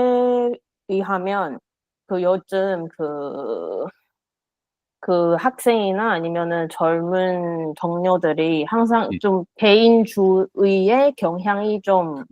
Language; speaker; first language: Korean; non-native, learner; Chinese